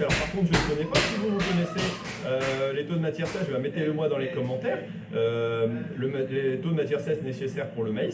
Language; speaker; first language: French; native; French